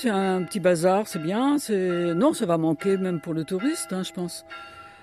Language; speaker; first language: French; native; French